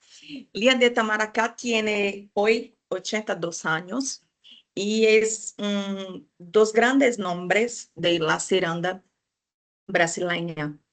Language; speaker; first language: Spanish; non-native, fluent; Portuguese